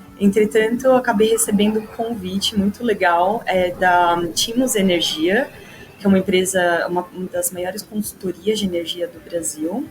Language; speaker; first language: Portuguese; native; Portuguese